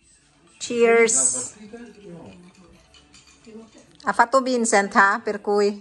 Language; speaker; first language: Italian; non-native, learner; Filipino